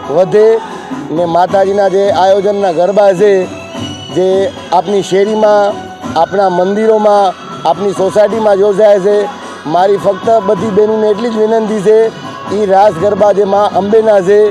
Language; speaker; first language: Gujarati; non-native, local second language; Sindhi